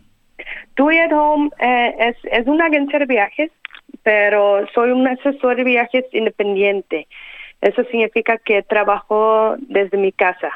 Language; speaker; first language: Spanish; non-native, fluent; Dutch